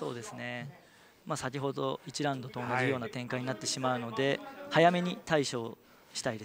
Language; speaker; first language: Japanese; native; Japanese